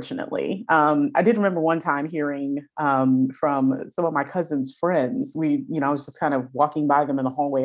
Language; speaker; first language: English; native; English